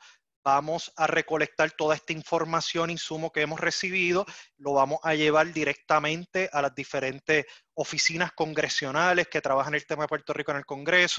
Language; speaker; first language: Spanish; native; Spanish